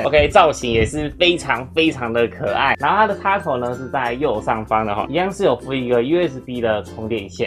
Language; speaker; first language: Chinese; native; Chinese